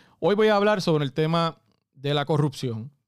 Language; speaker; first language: Spanish; native; Spanish